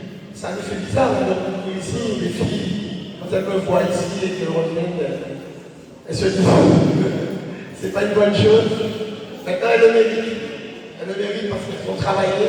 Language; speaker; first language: French; native; French